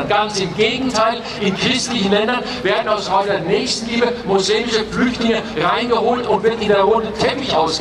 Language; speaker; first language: German; native; German